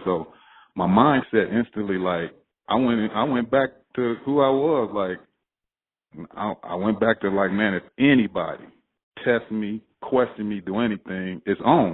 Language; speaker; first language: English; native; English